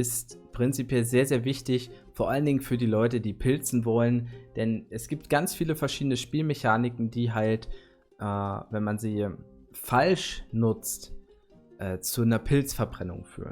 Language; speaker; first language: German; native; German